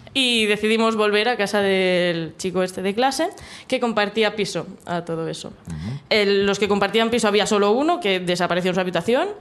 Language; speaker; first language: Spanish; non-native, local second language; Catalan